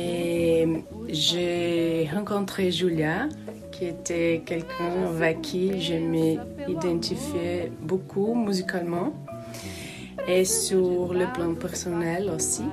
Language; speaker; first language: French; non-native, learner; Portuguese